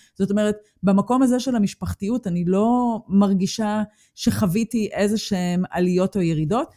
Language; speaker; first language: Hebrew; native; Hebrew